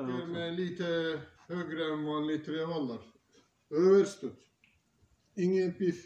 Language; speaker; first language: Swedish; non-native, fluent; Turkish